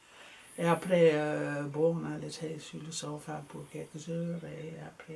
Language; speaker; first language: French; non-native, fluent; Dutch